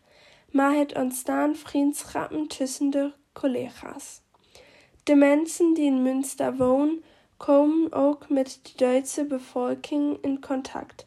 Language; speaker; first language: Dutch; non-native, learner; German